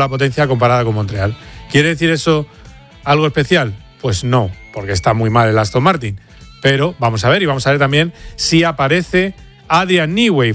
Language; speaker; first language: Spanish; native; Spanish